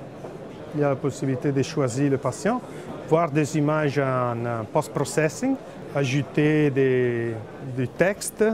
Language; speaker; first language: French; non-native, fluent; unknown